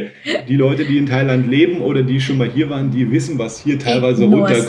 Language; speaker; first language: German; native; German